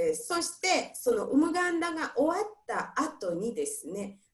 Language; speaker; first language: Japanese; non-native, fluent; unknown